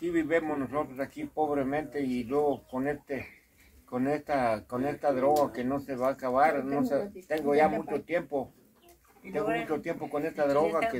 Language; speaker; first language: Spanish; native; Spanish